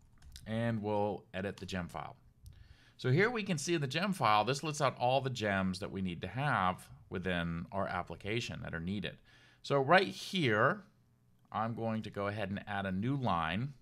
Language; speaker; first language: English; native; English